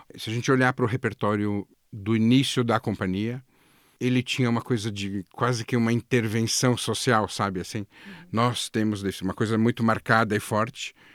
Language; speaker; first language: Portuguese; native; Portuguese